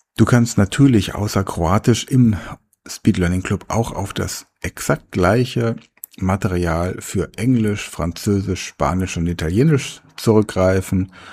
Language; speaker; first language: German; native; German